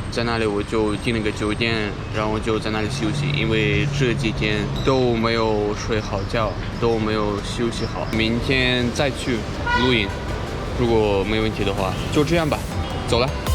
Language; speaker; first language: Chinese; non-native, fluent; Russian